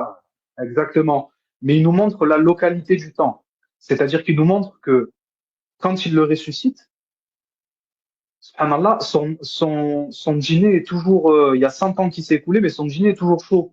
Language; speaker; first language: French; native; French